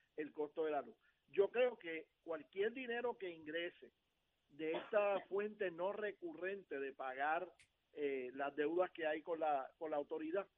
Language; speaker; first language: Spanish; native; Spanish